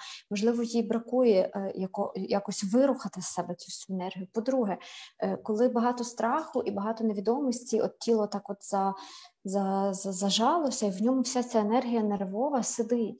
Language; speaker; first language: Ukrainian; native; Ukrainian